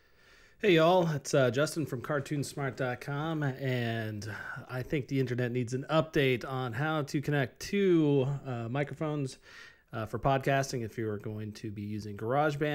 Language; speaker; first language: English; native; English